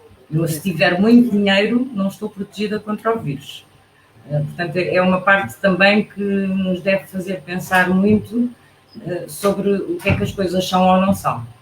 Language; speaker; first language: Portuguese; native; Portuguese